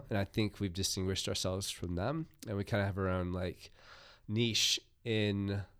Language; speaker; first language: English; native; English